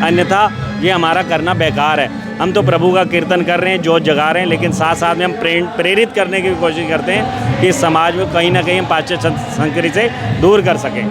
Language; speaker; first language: Hindi; native; Hindi